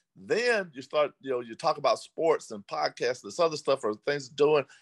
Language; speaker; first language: English; native; English